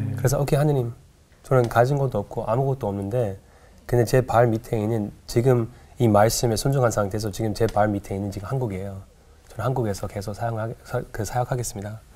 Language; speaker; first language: Korean; early bilingual, heritage; English